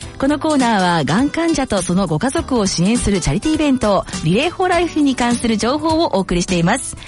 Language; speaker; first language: Japanese; native; Japanese